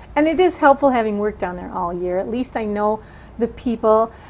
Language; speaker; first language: English; native; English